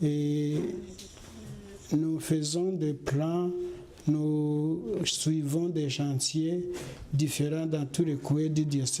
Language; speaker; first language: French; non-native, local second language; Kinyarwanda